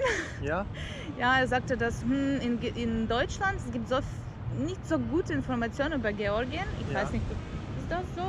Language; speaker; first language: German; non-native, learner; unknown